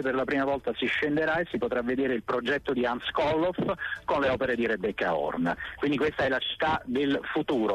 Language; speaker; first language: Italian; native; Italian